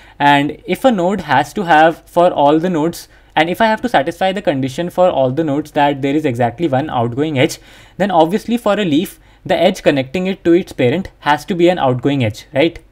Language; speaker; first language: English; non-native, local second language; Hindi